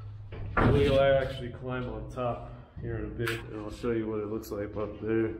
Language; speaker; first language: English; native; English